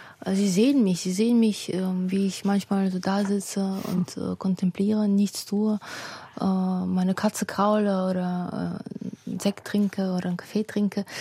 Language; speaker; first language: German; non-native, fluent; Russian